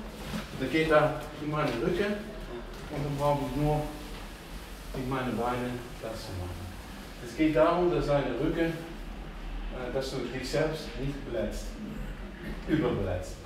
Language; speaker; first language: German; non-native, fluent; Dutch